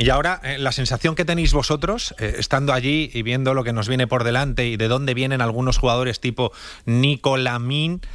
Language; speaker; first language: Spanish; native; Spanish